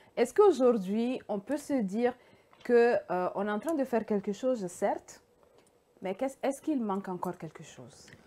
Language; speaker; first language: French; early bilingual, heritage; French